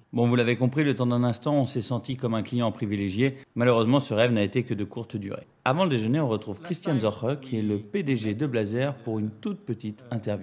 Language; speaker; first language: French; native; French